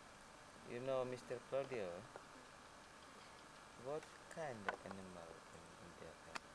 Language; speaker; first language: English; non-native, learner; Indonesian